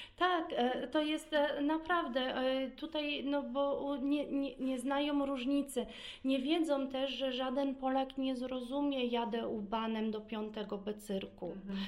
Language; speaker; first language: Polish; early bilingual, heritage; Polish